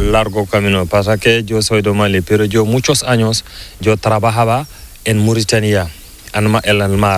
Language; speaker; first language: Spanish; non-native, learner; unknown